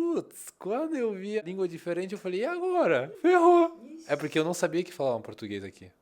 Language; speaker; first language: Portuguese; non-native, fluent; Russian